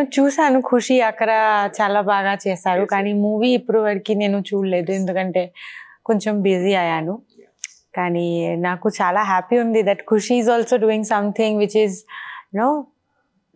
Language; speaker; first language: Telugu; non-native, learner; Bangla